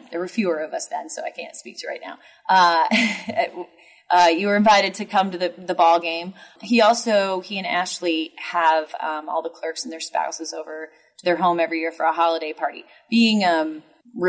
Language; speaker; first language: English; native; English